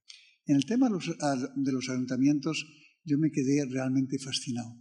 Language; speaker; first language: Spanish; native; Spanish